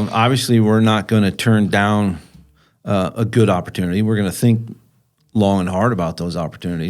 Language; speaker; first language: English; native; English